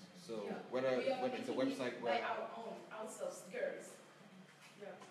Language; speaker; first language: English; non-native, fluent; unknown